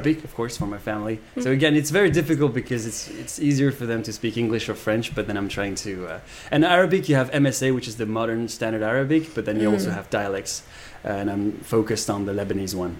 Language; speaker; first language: English; non-native, fluent; Japanese